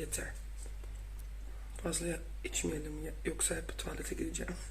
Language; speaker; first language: Turkish; non-native, learner; Dutch